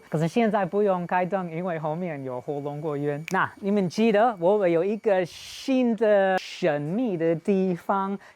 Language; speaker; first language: Chinese; non-native, fluent; English